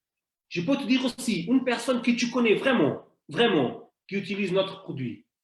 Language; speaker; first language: French; non-native, fluent; Portuguese